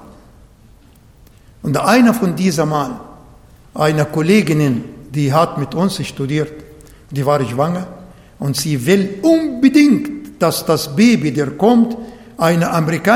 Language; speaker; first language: German; non-native, fluent; Arabic